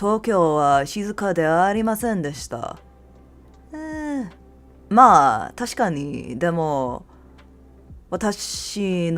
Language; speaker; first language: Japanese; non-native, learner; English